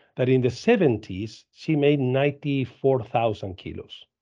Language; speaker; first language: English; non-native, fluent; Spanish